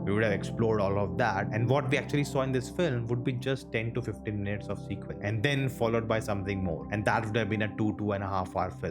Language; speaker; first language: English; non-native, local second language; Hindi